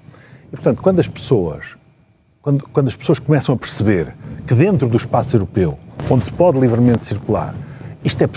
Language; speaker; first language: Portuguese; native; Portuguese